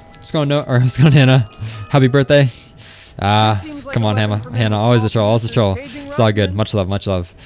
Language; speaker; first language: English; native; English